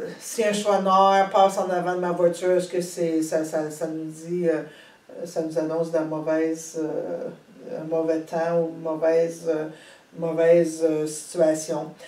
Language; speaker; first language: French; native; French